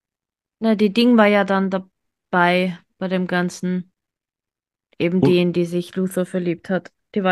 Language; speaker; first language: German; native; German